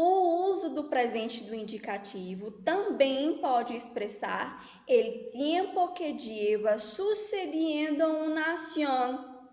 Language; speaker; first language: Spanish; non-native, fluent; Portuguese